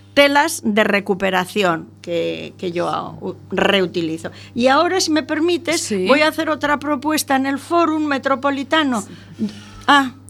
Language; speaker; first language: Spanish; native; Spanish